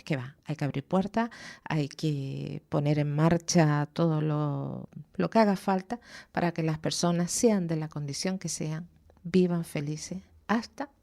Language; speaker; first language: Spanish; native; Spanish